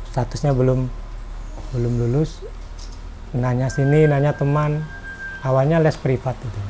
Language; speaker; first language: Indonesian; native; Indonesian